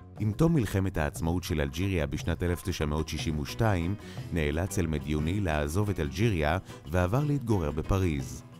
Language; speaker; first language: Hebrew; native; Hebrew